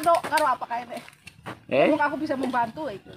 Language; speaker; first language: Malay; non-native, local second language; Javanese